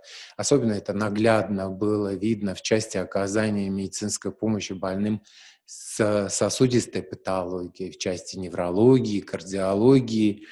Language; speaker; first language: Russian; native; Russian